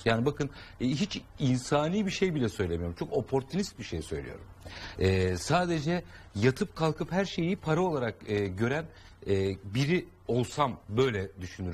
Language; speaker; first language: Turkish; native; Turkish